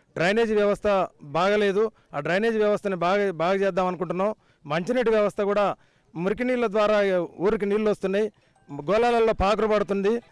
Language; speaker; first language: Telugu; native; Telugu